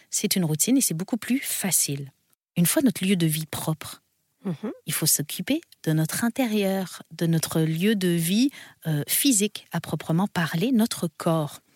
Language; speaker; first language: French; native; French